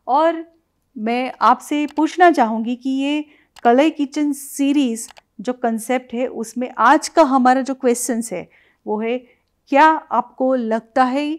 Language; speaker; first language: Hindi; non-native, local second language; Gujarati